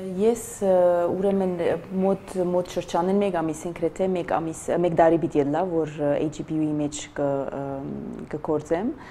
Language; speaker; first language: Armenian; early bilingual, heritage; Armenian